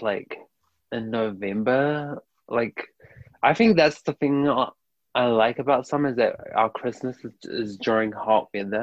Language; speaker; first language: English; native; English